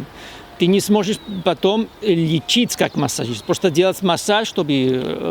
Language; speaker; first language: Russian; non-native, fluent; Spanish